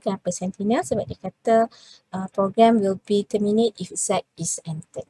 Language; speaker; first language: English; non-native, local second language; Malay